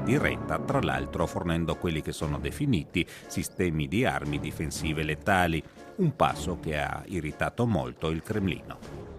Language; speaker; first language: Italian; native; Italian